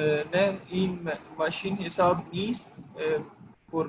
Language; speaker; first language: Persian; non-native, learner; Urdu